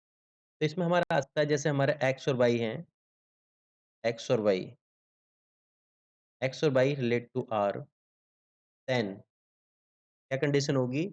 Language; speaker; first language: Hindi; native; Hindi